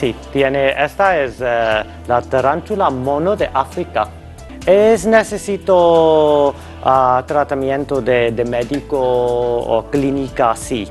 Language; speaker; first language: Spanish; non-native, learner; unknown